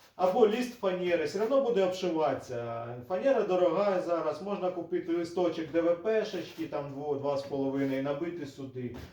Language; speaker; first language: Ukrainian; native; Ukrainian